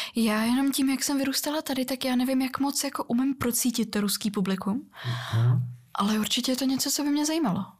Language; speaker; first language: Czech; early bilingual, other home language; Russian